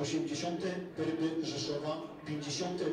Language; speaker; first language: Polish; native; Polish